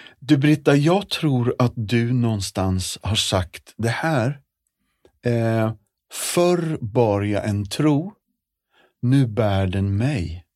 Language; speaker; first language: Swedish; native; Swedish